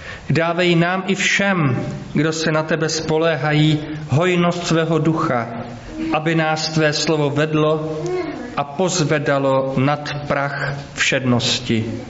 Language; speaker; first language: Czech; native; Czech